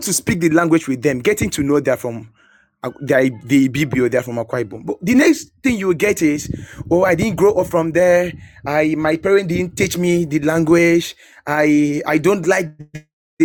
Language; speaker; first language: English; non-native, local second language; Ibibio